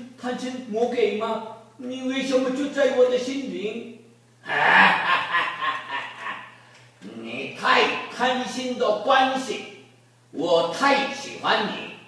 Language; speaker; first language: Chinese; non-native, learner; Korean